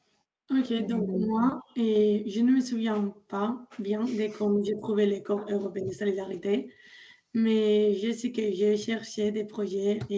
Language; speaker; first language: French; non-native, learner; Spanish